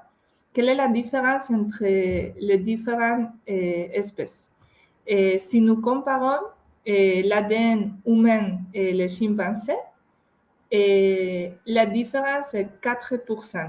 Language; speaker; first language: French; non-native, fluent; Spanish